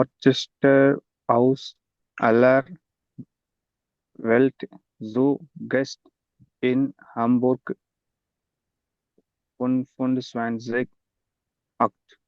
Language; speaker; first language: German; non-native, learner; Tamil